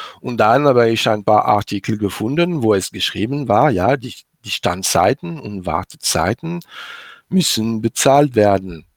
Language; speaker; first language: German; non-native, learner; French